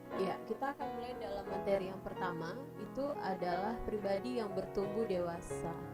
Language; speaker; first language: Indonesian; native; Indonesian